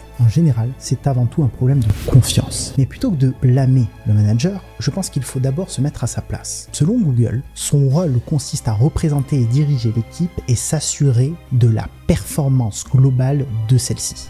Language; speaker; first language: French; native; French